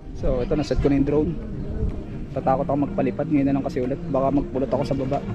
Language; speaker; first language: Filipino; native; Filipino